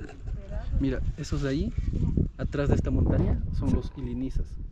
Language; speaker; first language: Spanish; native; Spanish